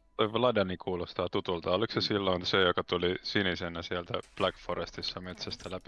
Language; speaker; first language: Finnish; native; Finnish